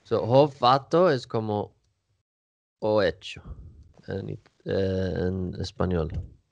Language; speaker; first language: Italian; non-native, learner; Swedish